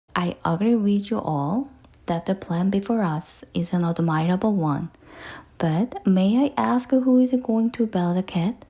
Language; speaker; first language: English; non-native, fluent; Korean